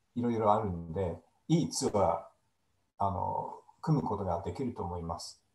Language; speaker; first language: Japanese; non-native, fluent; English